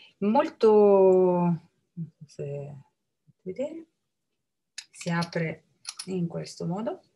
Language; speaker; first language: Italian; non-native, fluent; Russian